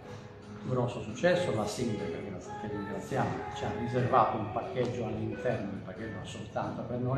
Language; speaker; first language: Italian; native; Italian